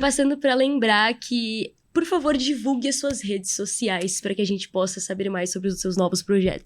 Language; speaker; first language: Portuguese; native; Portuguese